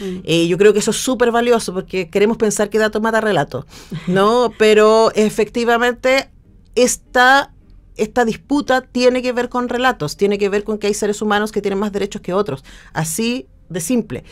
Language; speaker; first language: Spanish; native; Spanish